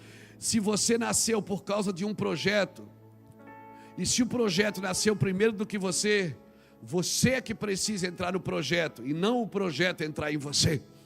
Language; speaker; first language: Portuguese; native; Portuguese